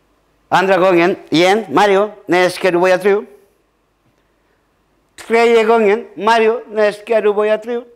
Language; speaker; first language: Swedish; early bilingual, other home language; Spanish